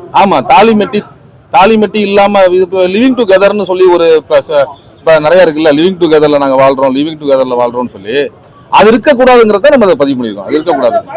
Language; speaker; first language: Tamil; native; Tamil